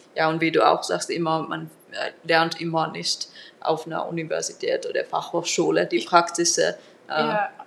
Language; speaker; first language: German; non-native, fluent; Finnish